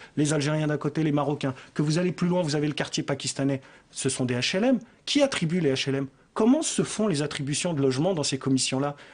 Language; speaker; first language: French; native; French